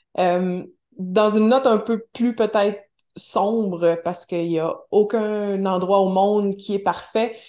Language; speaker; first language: French; native; French